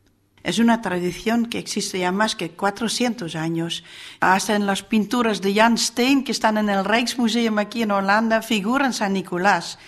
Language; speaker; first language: Spanish; non-native, fluent; Dutch